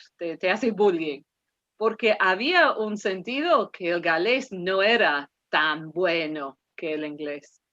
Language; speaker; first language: Spanish; non-native, fluent; English